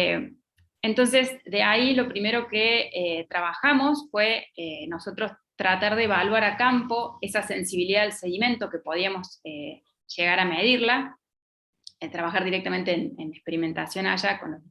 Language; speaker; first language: Spanish; native; Spanish